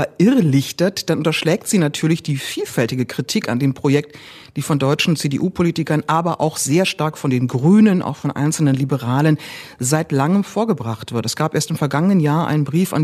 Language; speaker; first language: German; native; German